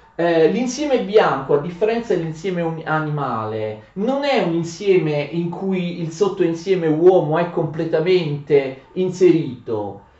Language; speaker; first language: Italian; native; Italian